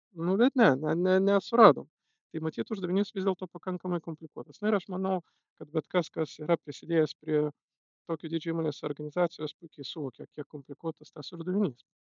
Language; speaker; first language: Lithuanian; non-native, local second language; Russian